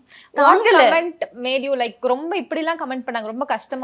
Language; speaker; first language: Tamil; native; Tamil